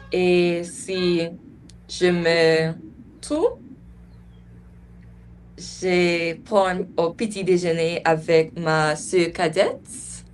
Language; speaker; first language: French; non-native, learner; English